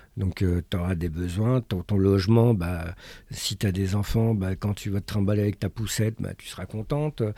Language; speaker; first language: French; early bilingual, other home language; Arabic